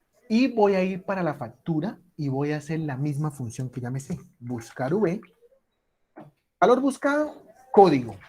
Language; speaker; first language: Spanish; native; Spanish